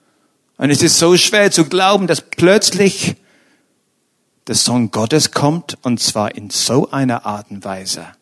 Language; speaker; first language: German; non-native, fluent; English